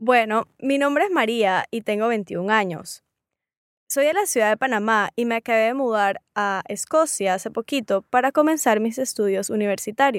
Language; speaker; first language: Spanish; native; Spanish